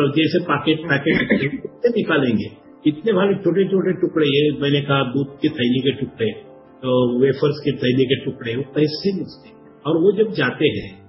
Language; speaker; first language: Hindi; non-native, local second language; Marathi